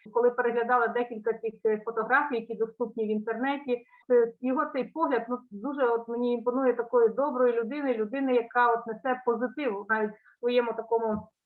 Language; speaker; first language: Ukrainian; native; Ukrainian